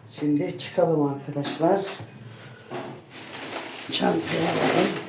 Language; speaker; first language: Turkish; native; Turkish